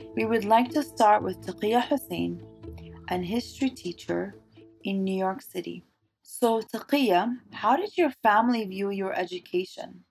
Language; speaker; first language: English; early bilingual, other home language; Arabic